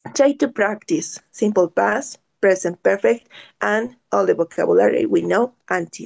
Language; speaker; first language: English; non-native, learner; Spanish